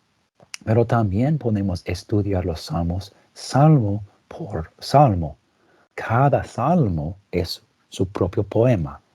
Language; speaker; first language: Spanish; non-native, fluent; English